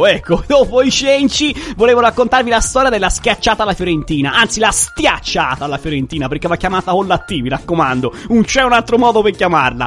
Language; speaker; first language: Italian; native; Italian